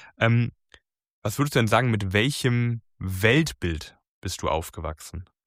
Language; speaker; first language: German; native; German